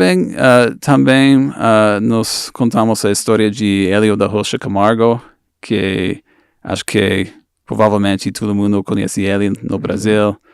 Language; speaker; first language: Portuguese; non-native, fluent; English